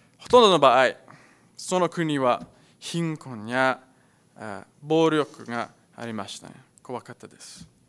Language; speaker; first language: Japanese; non-native, learner; Afrikaans